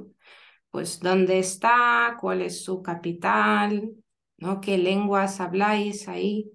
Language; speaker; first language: Spanish; non-native, fluent; Lithuanian